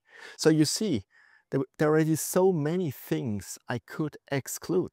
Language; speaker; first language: English; non-native, fluent; German